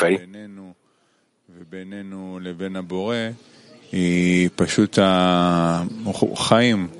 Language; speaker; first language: Hebrew; non-native, fluent; Hungarian